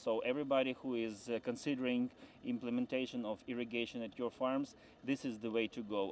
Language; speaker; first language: English; non-native, fluent; Ukrainian